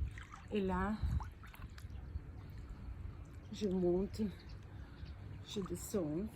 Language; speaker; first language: French; non-native, fluent; Spanish